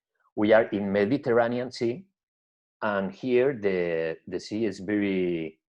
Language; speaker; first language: English; non-native, learner; Spanish